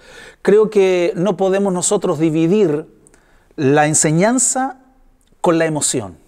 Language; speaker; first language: Spanish; native; Spanish